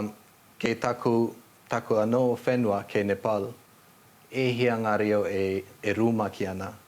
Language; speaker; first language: Māori; non-native, fluent; Nepali